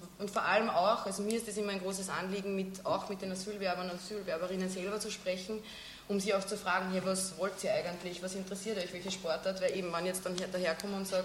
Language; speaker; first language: German; native; German